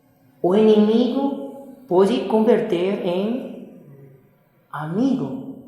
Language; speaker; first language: Portuguese; non-native, fluent; Spanish